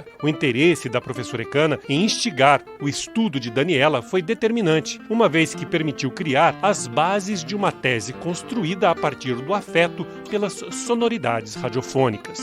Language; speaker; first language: Portuguese; native; Portuguese